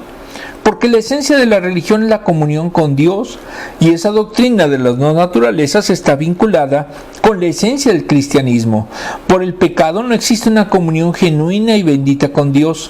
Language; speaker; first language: Spanish; native; Spanish